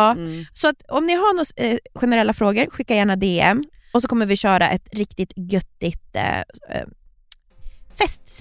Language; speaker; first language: Swedish; native; Swedish